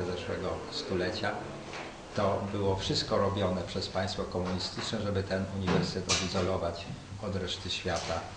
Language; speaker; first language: Polish; native; Polish